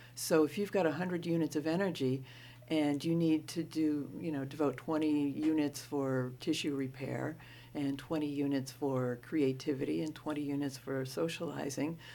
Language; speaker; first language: English; native; English